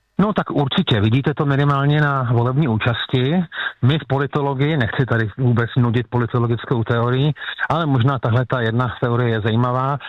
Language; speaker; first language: Czech; native; Czech